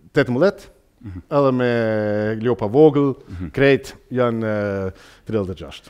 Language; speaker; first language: Albanian; non-native, learner; German